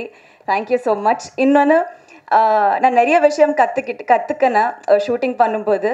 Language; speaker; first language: Tamil; non-native, learner; Telugu